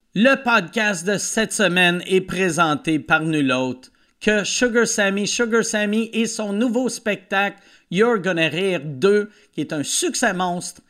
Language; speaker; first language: French; native; French